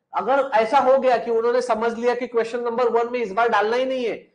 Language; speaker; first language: Hindi; non-native, local second language; Marathi